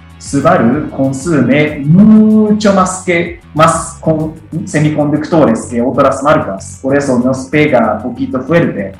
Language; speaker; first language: Spanish; non-native, fluent; Japanese